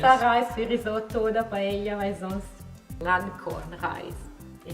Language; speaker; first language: German; non-native, fluent; Italian